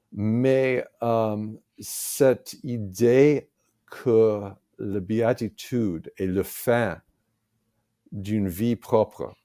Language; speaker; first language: French; non-native, fluent; English